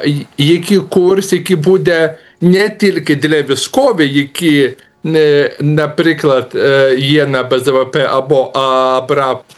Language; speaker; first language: Ukrainian; non-native, learner; Lithuanian